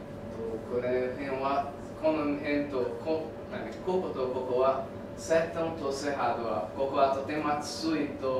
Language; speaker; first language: Japanese; non-native, learner; Portuguese